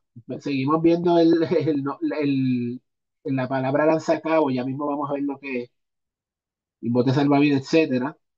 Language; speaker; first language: Spanish; native; Spanish